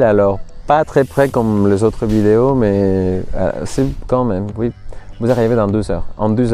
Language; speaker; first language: French; non-native, fluent; Spanish